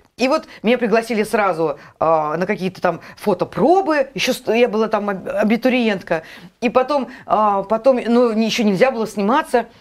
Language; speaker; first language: Russian; native; Russian